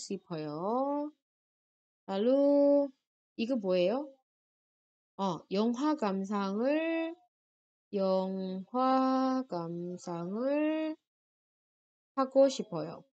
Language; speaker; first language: Korean; non-native, learner; Indonesian